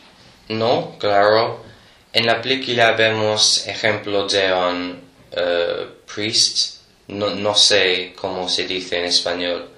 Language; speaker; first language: Spanish; non-native, learner; English